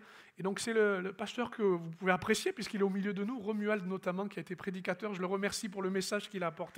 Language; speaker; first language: French; native; French